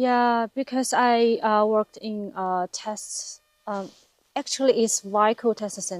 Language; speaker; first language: English; non-native, learner; Chinese